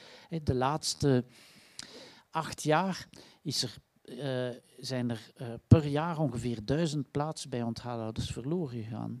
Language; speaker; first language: Dutch; native; Dutch